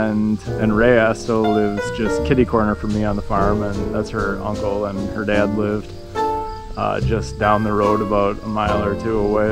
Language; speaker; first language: English; native; English